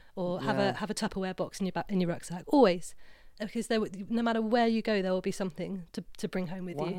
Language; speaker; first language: English; native; English